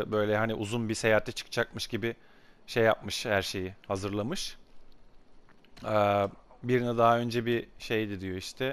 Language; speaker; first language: Turkish; native; Turkish